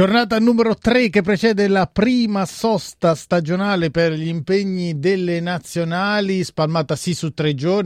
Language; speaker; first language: Italian; native; Italian